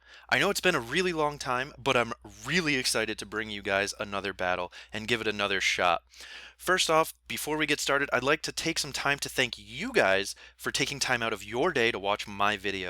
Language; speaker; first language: English; native; English